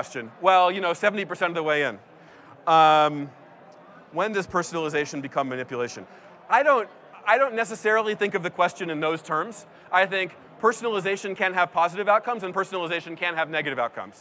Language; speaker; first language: English; native; English